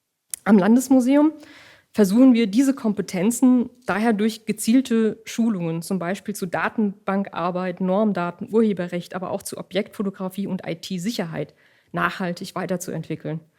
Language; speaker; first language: German; native; German